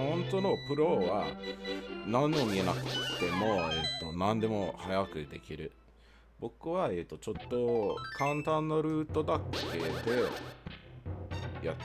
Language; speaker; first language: Japanese; non-native, fluent; English